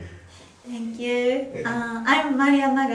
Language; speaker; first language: English; non-native, learner; Japanese